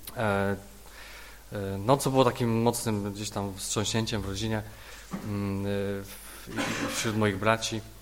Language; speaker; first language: Polish; native; Polish